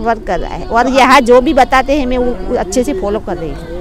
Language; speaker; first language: Hindi; non-native, local second language; Gujarati